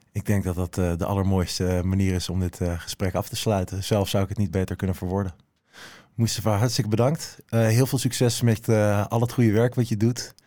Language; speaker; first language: Dutch; native; Dutch